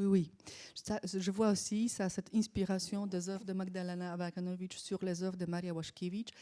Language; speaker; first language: French; non-native, fluent; Polish